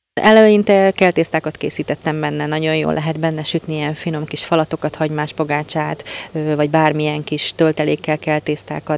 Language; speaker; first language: Hungarian; native; Hungarian